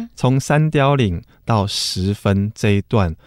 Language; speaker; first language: Chinese; native; Chinese